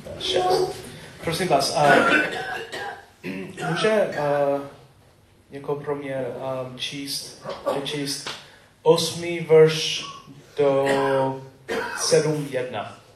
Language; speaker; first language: Czech; non-native, learner; English